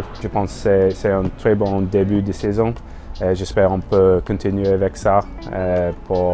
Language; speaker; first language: French; non-native, learner; English